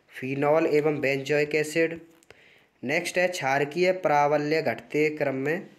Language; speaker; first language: Hindi; native; Hindi